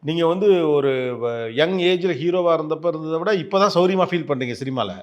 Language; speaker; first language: Tamil; native; Tamil